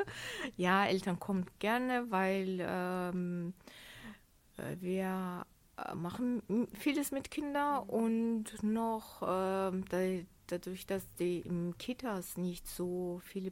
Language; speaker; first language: German; non-native, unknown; Azerbaijani